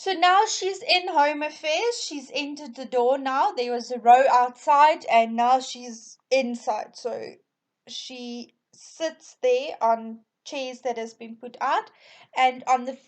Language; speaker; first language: English; non-native, local second language; Afrikaans